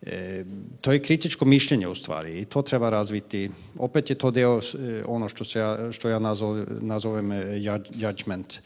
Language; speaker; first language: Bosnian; non-native, fluent; Swedish